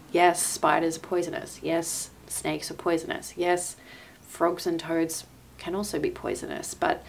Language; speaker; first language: English; native; English